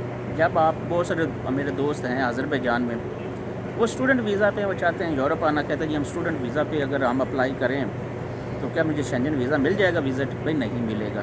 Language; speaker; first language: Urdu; non-native, local second language; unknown